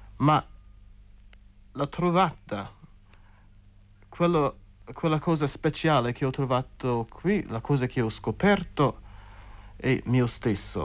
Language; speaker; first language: Italian; non-native, fluent; English